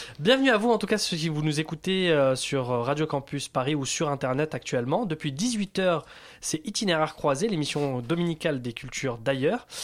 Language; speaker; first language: French; native; French